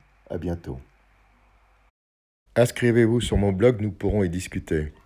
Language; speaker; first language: French; native; French